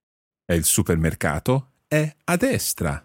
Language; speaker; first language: Italian; non-native, fluent; English